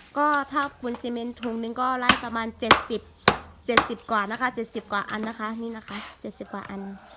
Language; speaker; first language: Thai; non-native, local second language; Khün